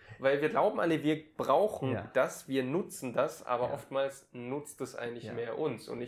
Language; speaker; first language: German; native; German